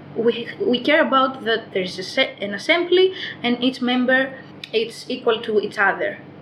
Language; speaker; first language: English; non-native, fluent; Greek